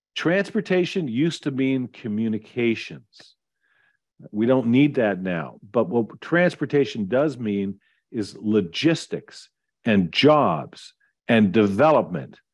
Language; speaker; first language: English; native; English